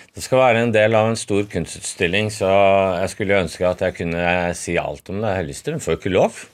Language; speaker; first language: Norwegian; native; Norwegian